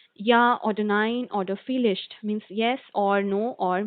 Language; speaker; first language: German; non-native, learner; Hindi